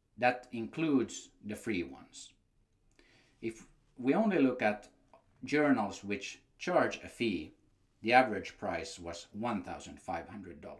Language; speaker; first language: English; non-native, fluent; Finnish